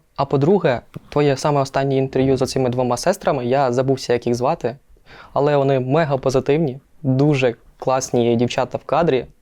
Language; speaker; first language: Ukrainian; non-native, local second language; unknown